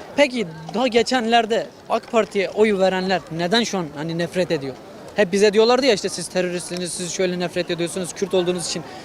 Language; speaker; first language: Turkish; non-native, local second language; Kurdish